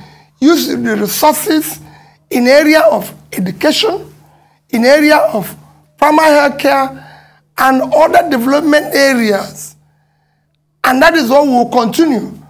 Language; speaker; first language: English; non-native, local second language; Igbo